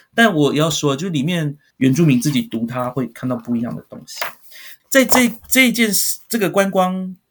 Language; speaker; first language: Chinese; native; Chinese